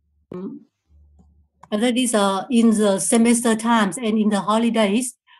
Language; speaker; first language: English; non-native, learner; Vietnamese